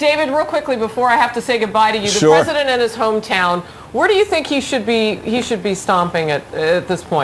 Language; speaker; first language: English; native; English